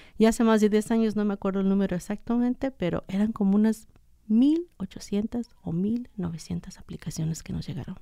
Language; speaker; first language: Spanish; early bilingual, heritage; Spanish